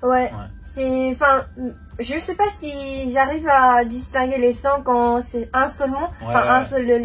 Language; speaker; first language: French; non-native, fluent; Japanese